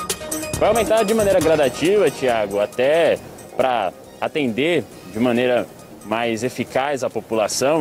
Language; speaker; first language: Portuguese; native; Portuguese